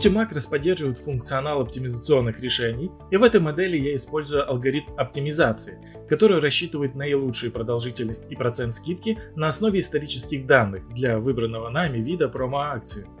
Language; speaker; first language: Russian; native; Russian